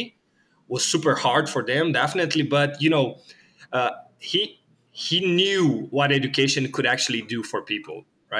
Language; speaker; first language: English; non-native, fluent; Portuguese